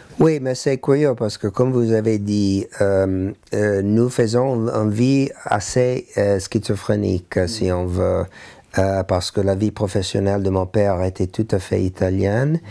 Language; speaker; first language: French; non-native, learner; English